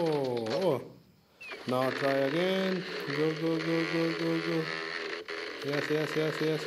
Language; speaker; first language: English; non-native, learner; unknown